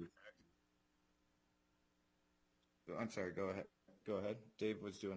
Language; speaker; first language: English; native; English